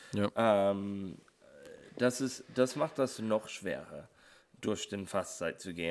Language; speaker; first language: German; non-native, fluent; English